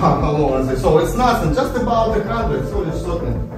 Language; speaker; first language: English; non-native, fluent; Russian